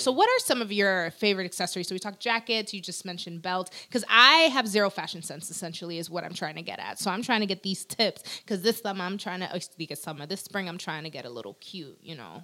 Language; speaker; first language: English; early bilingual, other home language; Spanish